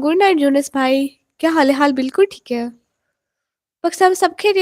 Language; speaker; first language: Hindi; non-native, local second language; Punjabi